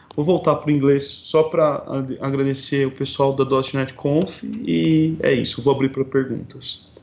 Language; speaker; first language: Portuguese; native; Portuguese